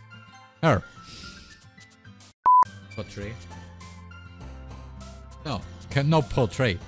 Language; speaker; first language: English; non-native, learner; German